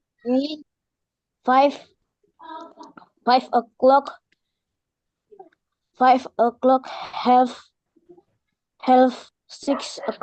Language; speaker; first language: English; non-native, learner; Indonesian